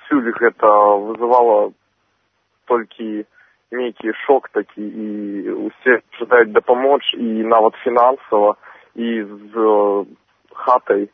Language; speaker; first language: Belarusian; non-native, local second language; Russian